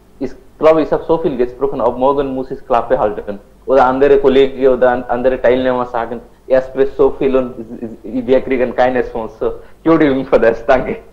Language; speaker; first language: German; non-native, learner; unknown